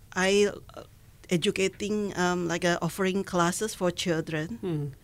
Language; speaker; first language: English; non-native, learner; Indonesian